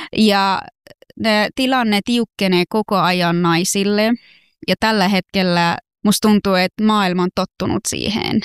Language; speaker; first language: Finnish; non-native, fluent; Persian